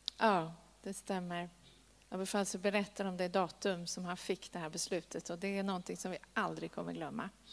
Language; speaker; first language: Swedish; native; Swedish